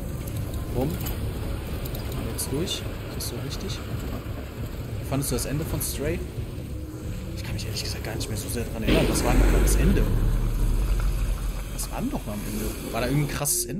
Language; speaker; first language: German; native; German